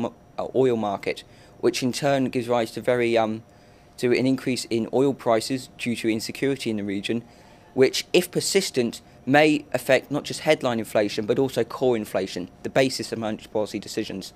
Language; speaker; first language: English; native; English